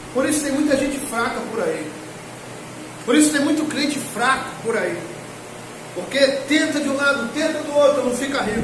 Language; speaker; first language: Portuguese; native; Portuguese